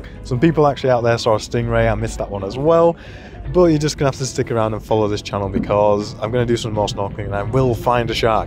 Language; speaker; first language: English; native; English